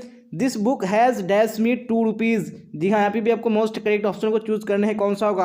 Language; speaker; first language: Hindi; native; Hindi